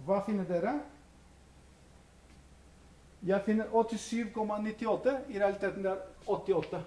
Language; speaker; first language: Norwegian; non-native, fluent; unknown